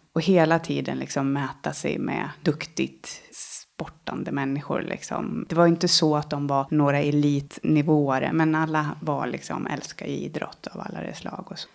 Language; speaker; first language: Swedish; native; Swedish